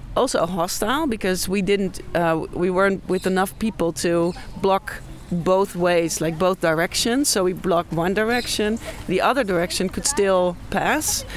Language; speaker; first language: English; non-native, fluent; Dutch